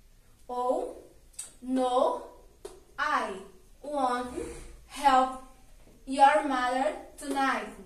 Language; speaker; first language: English; non-native, learner; Portuguese